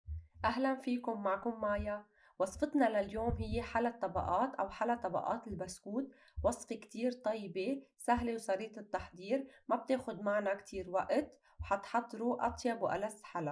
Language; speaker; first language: Arabic; native; Arabic